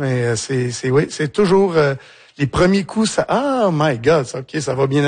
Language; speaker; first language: French; native; French